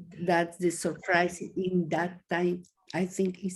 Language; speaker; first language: English; non-native, learner; Spanish